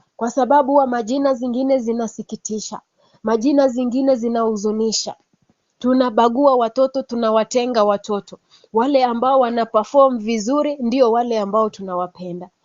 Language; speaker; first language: Swahili; non-native, local second language; Kalenjin